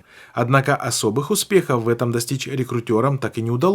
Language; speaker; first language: Russian; native; Russian